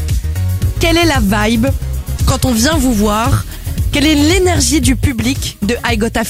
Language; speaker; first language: French; native; French